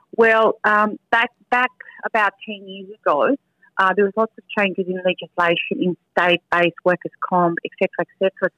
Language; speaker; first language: English; early bilingual, other home language; Spanish